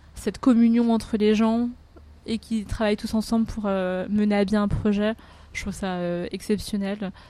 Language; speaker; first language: French; native; French